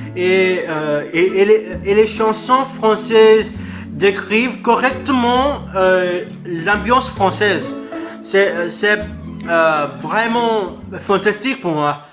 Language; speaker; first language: French; non-native, learner; Urdu